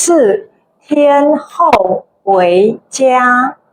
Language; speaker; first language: Chinese; non-native, fluent; Khmer